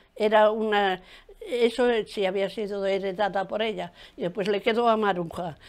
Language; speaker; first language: Spanish; native; Spanish